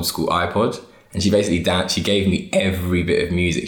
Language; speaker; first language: English; native; English